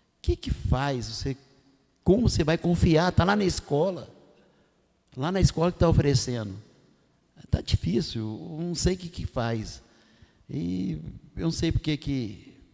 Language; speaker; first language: Portuguese; non-native, fluent; Arabic